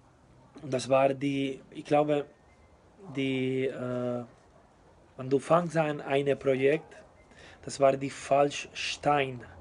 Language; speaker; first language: German; non-native, learner; Spanish